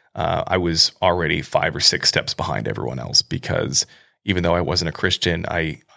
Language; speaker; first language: English; native; English